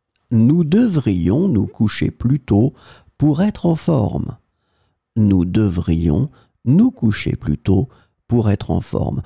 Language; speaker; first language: French; native; French